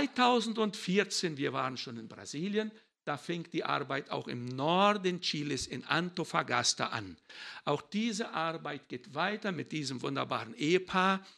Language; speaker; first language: German; early bilingual, heritage; German